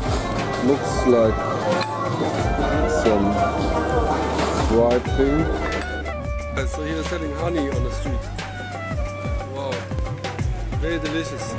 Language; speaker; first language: English; non-native, fluent; German